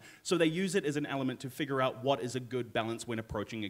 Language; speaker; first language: English; native; English